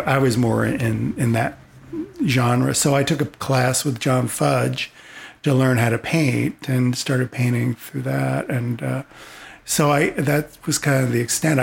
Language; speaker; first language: English; native; English